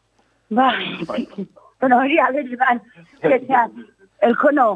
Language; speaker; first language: Basque; non-native, local second language; Spanish